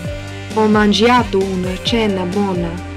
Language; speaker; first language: Italian; non-native, learner; English